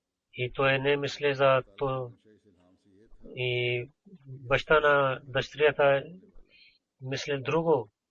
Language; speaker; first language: Bulgarian; non-native, learner; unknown